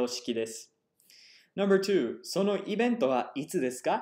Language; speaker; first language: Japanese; non-native, fluent; English